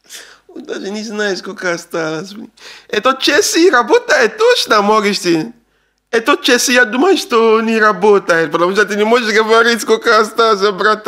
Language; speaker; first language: Russian; non-native, learner; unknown